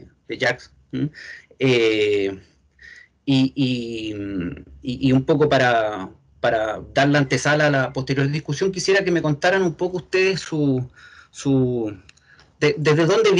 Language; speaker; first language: Spanish; native; Spanish